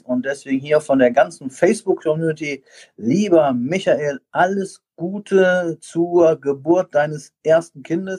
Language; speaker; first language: German; native; German